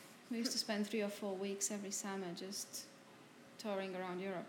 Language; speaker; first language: English; non-native, fluent; Romanian